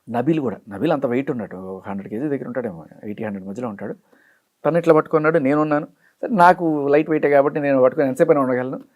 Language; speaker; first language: Telugu; native; Telugu